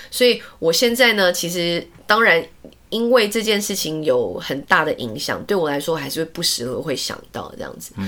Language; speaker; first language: Chinese; early bilingual, heritage; Chinese